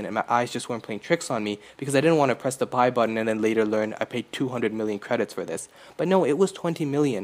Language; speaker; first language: English; native; English